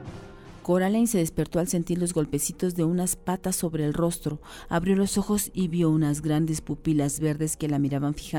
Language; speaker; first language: Spanish; native; Spanish